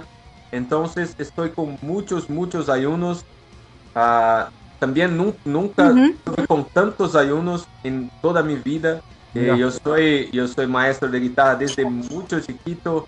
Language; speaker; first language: Spanish; non-native, learner; Portuguese